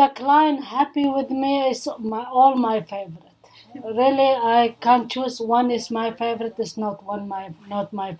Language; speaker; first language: English; non-native, learner; Arabic